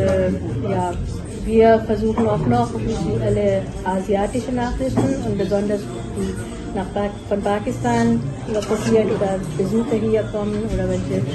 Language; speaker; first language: German; non-native, learner; Urdu